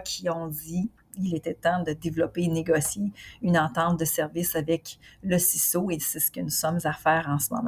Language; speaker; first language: French; native; French